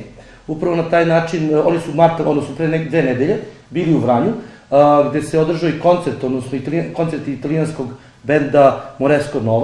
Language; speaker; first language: Serbian; native; Serbian